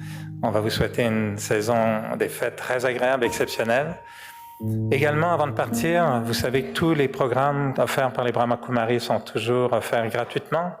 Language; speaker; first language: French; native; French